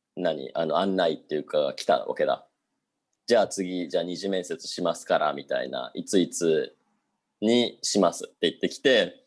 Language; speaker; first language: Japanese; native; Japanese